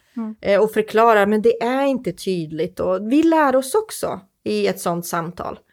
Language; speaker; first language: Swedish; non-native, fluent; Croatian